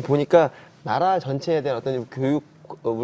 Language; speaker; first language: Korean; native; Korean